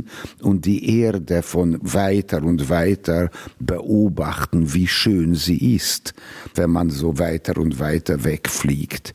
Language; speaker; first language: German; non-native, fluent; Hungarian